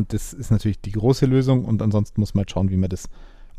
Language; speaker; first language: German; native; German